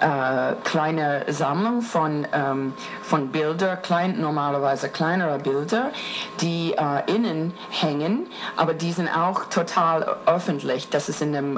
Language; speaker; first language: German; non-native, fluent; English